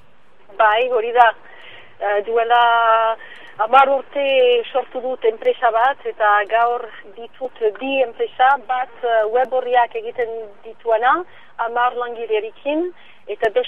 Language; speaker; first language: Basque; non-native, local second language; French